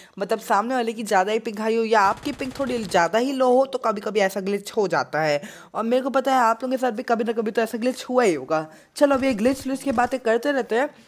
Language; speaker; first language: Hindi; native; Hindi